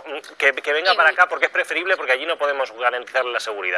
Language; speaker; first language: Spanish; native; Spanish